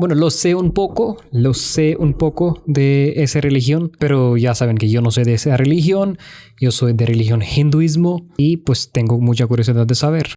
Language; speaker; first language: Spanish; non-native, fluent; Hindi